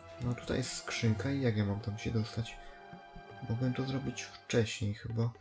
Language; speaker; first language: Polish; native; Polish